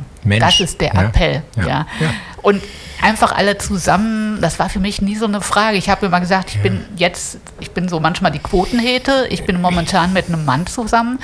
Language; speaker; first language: German; native; German